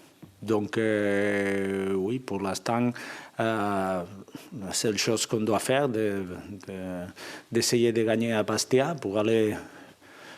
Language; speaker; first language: French; non-native, fluent; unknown